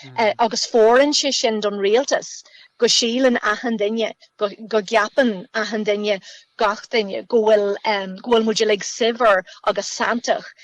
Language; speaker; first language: Irish; native; Irish